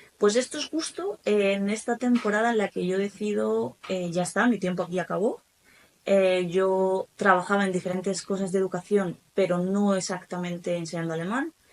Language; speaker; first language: Spanish; native; Spanish